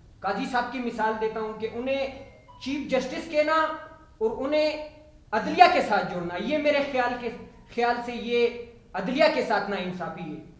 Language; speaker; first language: Urdu; non-native, local second language; Pashto